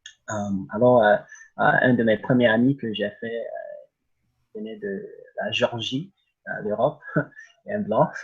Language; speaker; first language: French; early bilingual, other home language; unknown